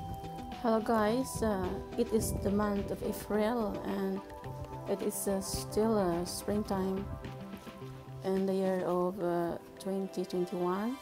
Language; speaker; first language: English; non-native, learner; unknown